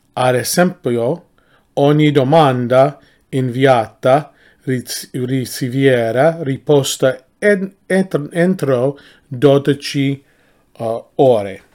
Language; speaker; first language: Italian; non-native, learner; English